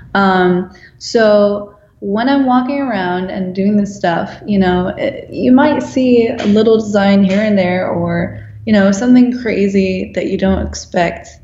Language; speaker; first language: English; non-native, fluent; Dutch